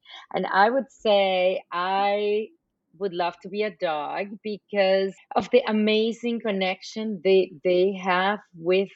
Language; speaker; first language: English; non-native, fluent; Spanish